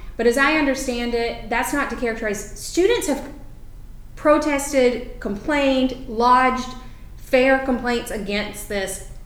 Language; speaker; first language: English; native; English